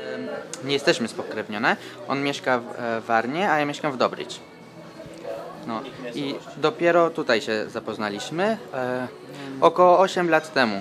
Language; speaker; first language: Polish; early bilingual, other home language; Turkish